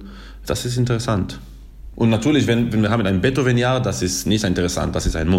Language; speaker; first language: German; non-native, fluent; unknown